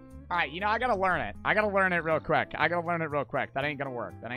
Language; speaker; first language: English; native; English